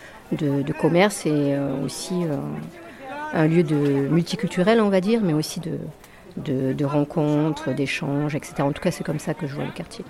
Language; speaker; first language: French; native; French